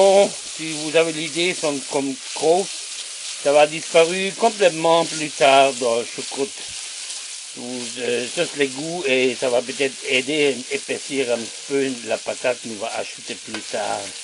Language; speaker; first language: French; non-native, learner; German